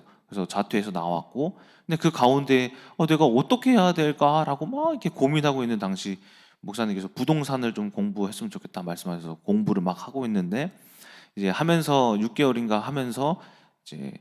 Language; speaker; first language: Korean; native; Korean